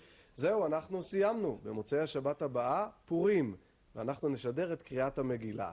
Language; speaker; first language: Hebrew; native; Hebrew